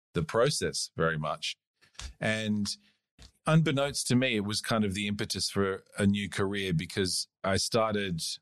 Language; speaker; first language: English; native; English